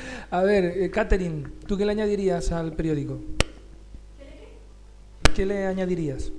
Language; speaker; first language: Spanish; native; Spanish